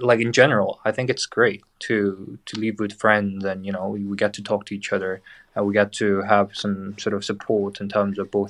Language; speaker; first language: English; non-native, fluent; Korean